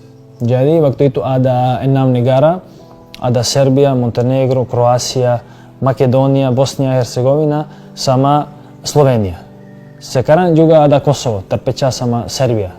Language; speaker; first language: Indonesian; non-native, fluent; Serbian